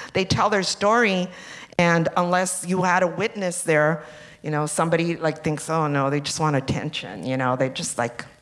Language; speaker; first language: English; early bilingual, other home language; Spanish